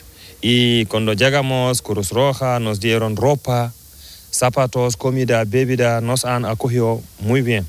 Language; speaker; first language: Spanish; non-native, learner; Fula